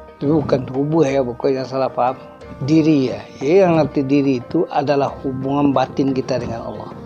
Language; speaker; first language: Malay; non-native, local second language; Minangkabau